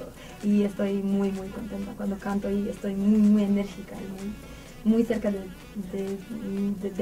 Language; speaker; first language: Spanish; non-native, learner; Romanian